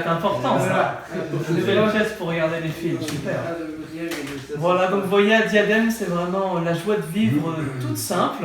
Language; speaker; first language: French; native; French